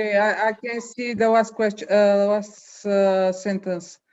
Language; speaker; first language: English; non-native, learner; Bulgarian